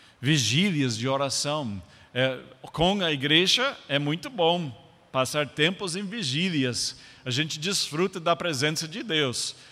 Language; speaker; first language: Portuguese; non-native, fluent; English